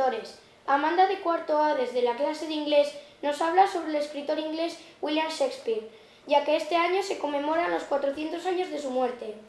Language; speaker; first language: Spanish; native; Spanish